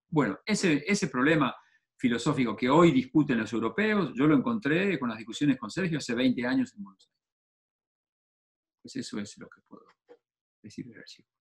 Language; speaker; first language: Spanish; native; Spanish